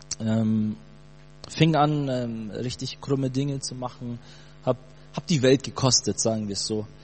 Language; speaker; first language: German; early bilingual, other home language; Portuguese